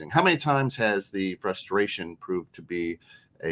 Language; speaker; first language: English; native; English